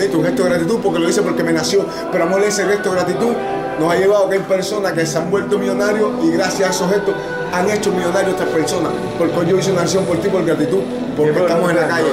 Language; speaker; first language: Spanish; native; Spanish